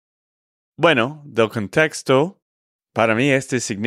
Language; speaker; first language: Spanish; non-native, fluent; English